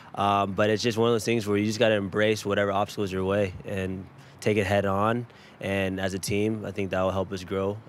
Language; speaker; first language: English; native; English